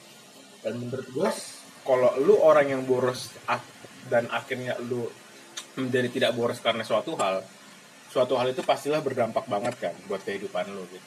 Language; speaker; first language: Indonesian; native; Indonesian